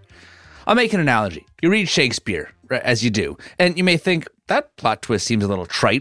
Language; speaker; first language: English; native; English